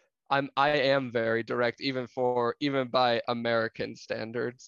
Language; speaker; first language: English; native; English